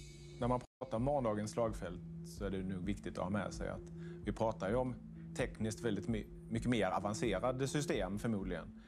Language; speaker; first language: Swedish; native; Swedish